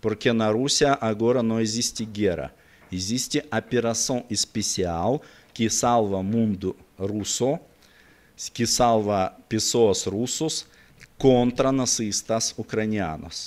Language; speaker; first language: Portuguese; non-native, learner; Russian